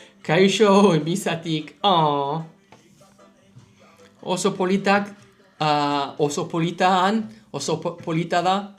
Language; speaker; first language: Basque; non-native, learner; English